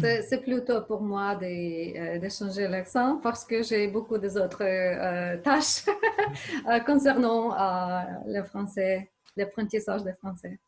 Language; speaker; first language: French; non-native, learner; Ukrainian